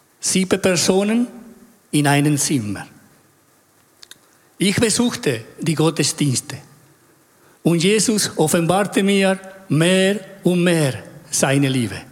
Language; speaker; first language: German; non-native, fluent; Spanish